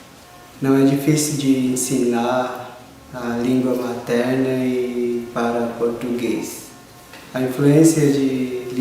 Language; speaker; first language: Portuguese; non-native, local second language; Guarani